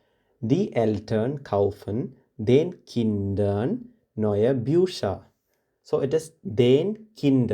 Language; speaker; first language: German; non-native, fluent; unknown